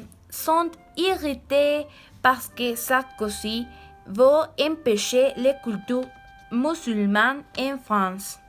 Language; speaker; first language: French; non-native, learner; Spanish